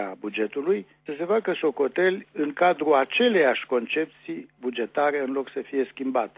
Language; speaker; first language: Romanian; native; Romanian